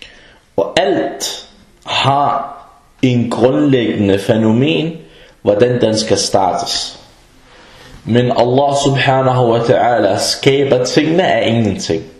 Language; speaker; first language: Danish; early bilingual, other home language; Arabic